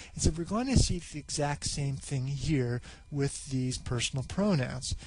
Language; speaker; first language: English; native; English